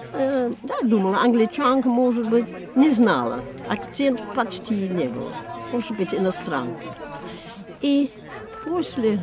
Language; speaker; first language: Russian; non-native, fluent; English